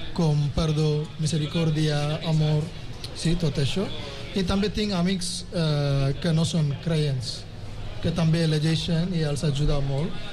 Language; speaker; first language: Catalan; non-native, fluent; Tamil